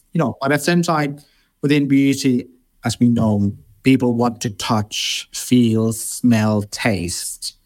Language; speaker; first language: English; non-native, fluent; Finnish